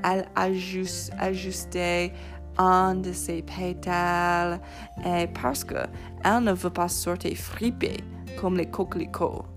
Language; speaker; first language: French; non-native, fluent; English